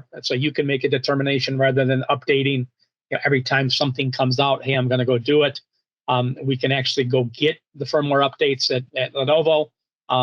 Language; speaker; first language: English; native; English